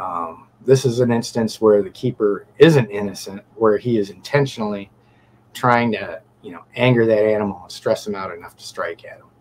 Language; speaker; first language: English; native; English